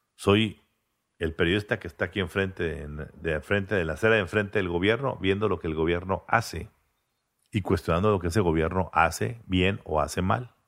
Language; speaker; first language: Spanish; native; Spanish